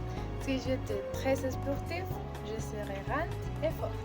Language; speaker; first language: French; non-native, learner; Spanish